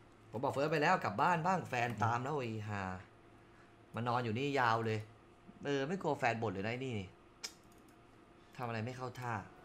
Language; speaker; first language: Thai; native; Thai